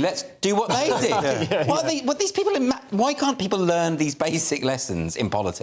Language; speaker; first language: English; native; English